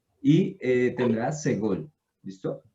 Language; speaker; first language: Spanish; native; Spanish